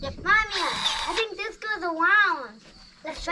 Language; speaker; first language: English; native; English